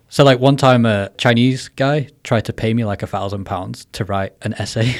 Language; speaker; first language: English; native; English